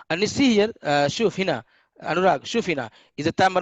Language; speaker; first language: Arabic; non-native, fluent; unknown